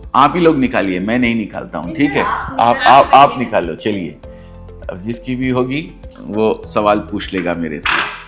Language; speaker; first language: Hindi; native; Hindi